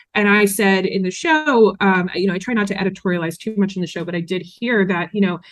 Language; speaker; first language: English; native; English